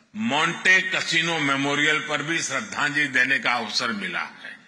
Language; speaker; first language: Hindi; non-native, local second language; Gujarati